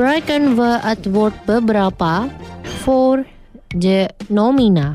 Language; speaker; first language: Dutch; non-native, fluent; Indonesian